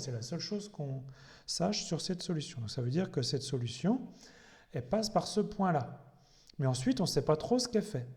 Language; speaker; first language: French; native; French